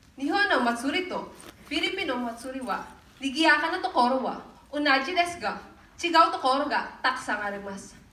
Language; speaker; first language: Japanese; non-native, learner; Filipino